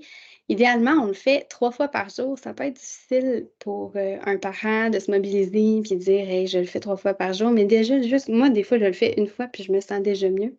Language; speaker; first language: French; native; French